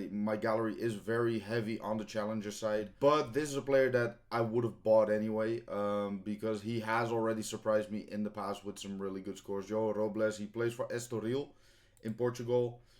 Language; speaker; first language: English; non-native, fluent; Dutch